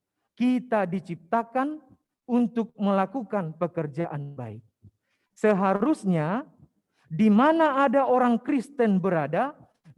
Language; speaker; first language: Indonesian; native; Indonesian